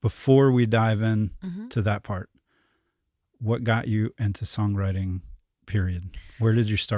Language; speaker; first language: English; native; English